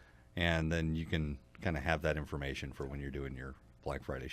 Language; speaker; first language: English; native; English